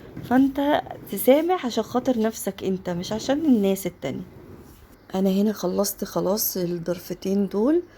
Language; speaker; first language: Arabic; native; Arabic